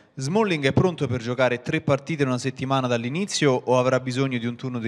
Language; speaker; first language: Italian; native; Italian